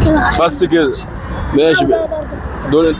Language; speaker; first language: Arabic; native; Arabic